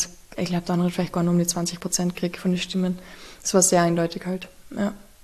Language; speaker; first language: German; native; German